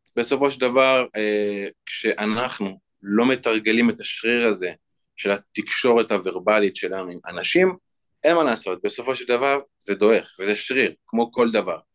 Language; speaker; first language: Hebrew; native; Hebrew